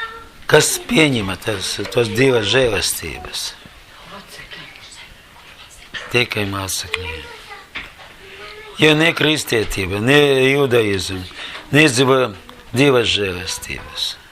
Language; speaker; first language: Latvian; non-native, learner; Russian